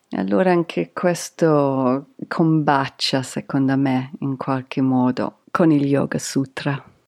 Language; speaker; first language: Italian; non-native, fluent; English